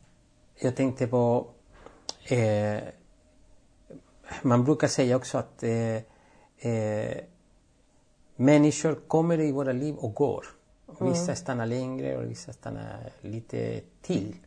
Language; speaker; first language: Swedish; non-native, fluent; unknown